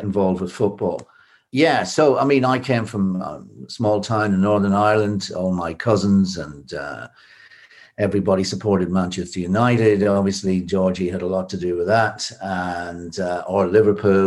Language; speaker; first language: English; native; English